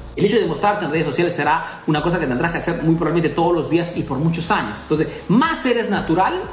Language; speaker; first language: Spanish; native; Spanish